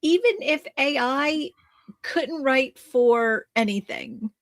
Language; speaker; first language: English; native; English